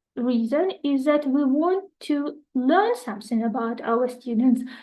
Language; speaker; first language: English; non-native, fluent; Ukrainian